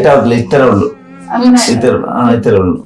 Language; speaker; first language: Malayalam; non-native, local second language; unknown